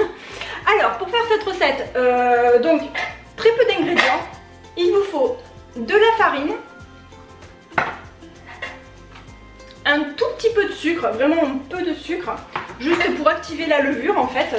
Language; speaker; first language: French; native; French